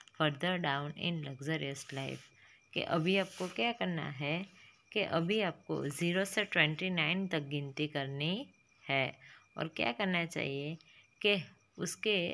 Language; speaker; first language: Hindi; non-native, local second language; Gujarati